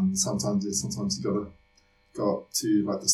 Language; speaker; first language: English; native; English